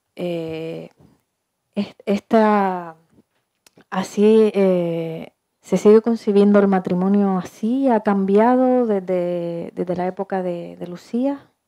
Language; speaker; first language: Spanish; native; Spanish